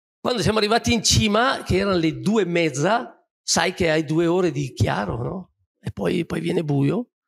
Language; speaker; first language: Italian; native; Italian